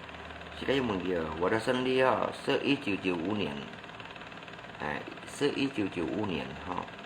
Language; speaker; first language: Chinese; non-native, learner; Hakka Chinese